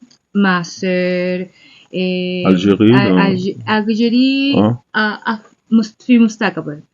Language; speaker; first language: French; non-native, learner; Spanish